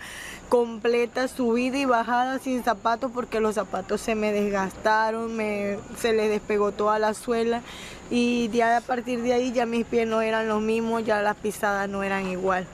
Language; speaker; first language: Spanish; native; Spanish